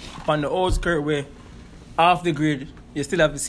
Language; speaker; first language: English; non-native, local second language; Jamaican Creole English